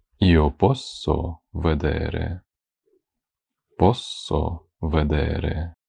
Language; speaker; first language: Italian; non-native, fluent; Ukrainian